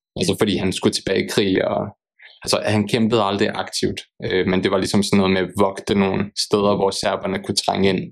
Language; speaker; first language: Danish; early bilingual, other home language; Bosnian